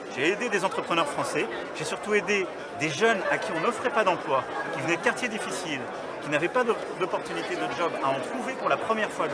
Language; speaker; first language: French; native; French